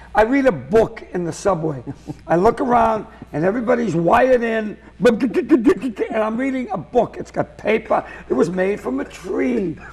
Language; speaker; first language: English; native; English